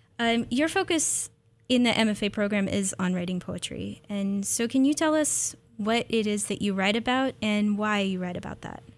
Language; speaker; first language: English; native; English